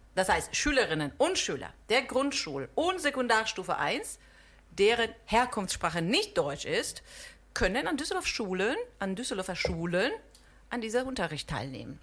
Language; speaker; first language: German; non-native, fluent; Italian